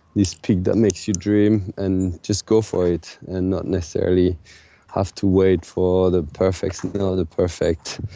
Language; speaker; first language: English; non-native, fluent; French